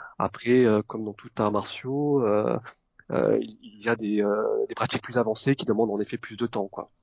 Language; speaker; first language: French; early bilingual, other home language; Vietnamese